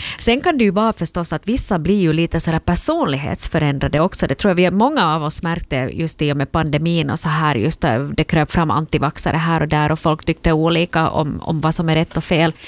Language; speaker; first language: Swedish; native; Swedish